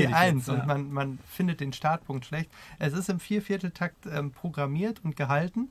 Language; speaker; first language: German; native; German